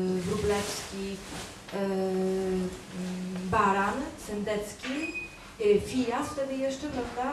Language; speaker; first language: Polish; native; Polish